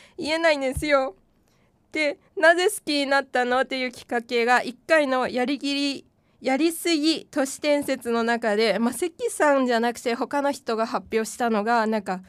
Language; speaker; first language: Japanese; non-native, fluent; Korean